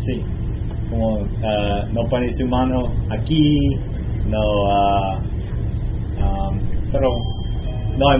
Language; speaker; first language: Spanish; non-native, learner; English